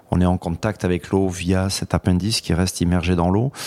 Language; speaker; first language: French; native; French